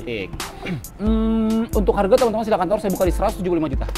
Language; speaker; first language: Indonesian; native; Indonesian